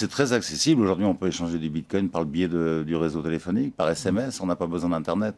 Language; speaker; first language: French; native; French